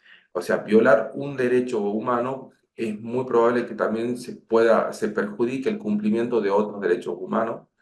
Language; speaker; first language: Spanish; native; Spanish